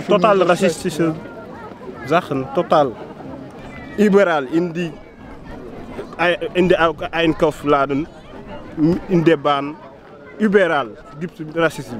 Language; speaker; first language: German; non-native, learner; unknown